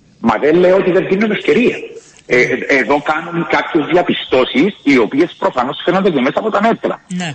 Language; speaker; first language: Greek; native; Greek